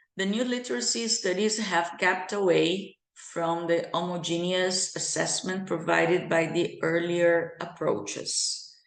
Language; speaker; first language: English; non-native, fluent; Portuguese